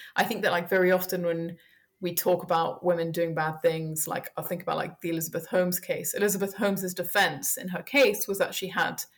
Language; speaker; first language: English; early bilingual, heritage; French